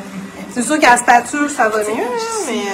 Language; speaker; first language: French; native; French